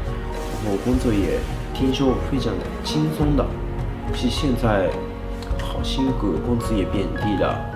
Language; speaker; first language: Chinese; non-native, learner; Japanese